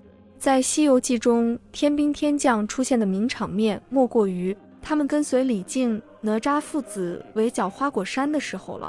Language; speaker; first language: Chinese; native; Chinese